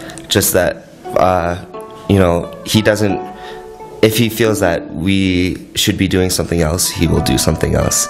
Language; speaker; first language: English; native; English